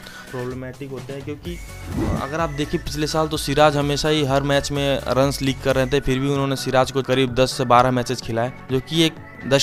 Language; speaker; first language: Hindi; native; Hindi